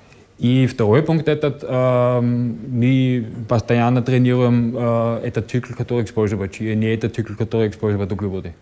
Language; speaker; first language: Russian; non-native, learner; German